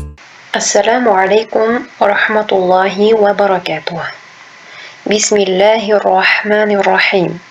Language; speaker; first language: Arabic; non-native, fluent; Uzbek